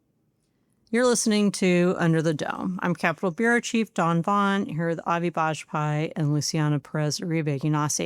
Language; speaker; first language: English; native; English